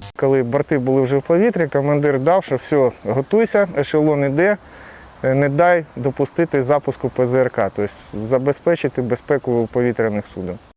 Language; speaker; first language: Ukrainian; non-native, local second language; Russian